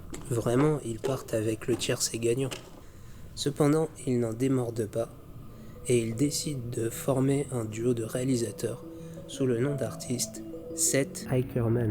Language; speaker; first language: French; native; French